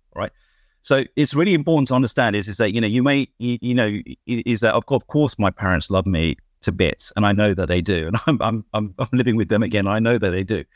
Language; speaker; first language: English; native; English